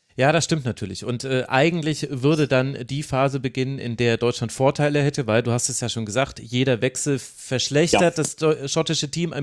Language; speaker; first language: German; native; German